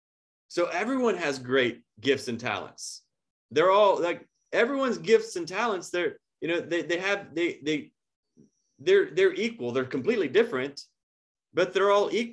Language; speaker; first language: English; native; English